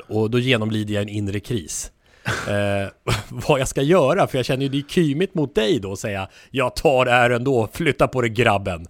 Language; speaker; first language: Swedish; native; Swedish